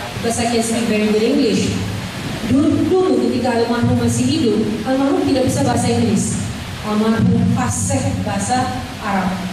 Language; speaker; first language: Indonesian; non-native, fluent; English